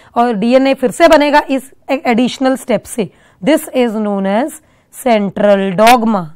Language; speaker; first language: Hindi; non-native, local second language; Punjabi